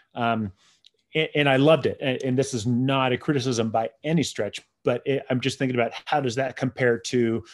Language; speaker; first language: English; native; English